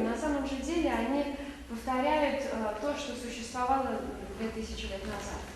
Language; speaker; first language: Russian; native; Russian